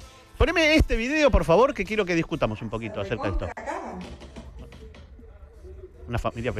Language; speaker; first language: Spanish; native; Spanish